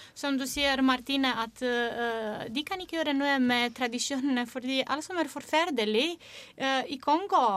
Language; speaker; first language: Norwegian; non-native, fluent; Romanian